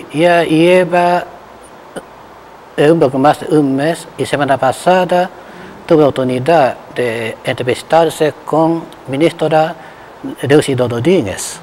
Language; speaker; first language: Spanish; non-native, fluent; Japanese